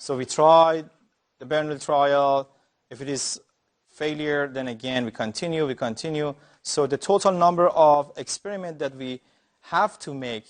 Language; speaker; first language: English; non-native, fluent; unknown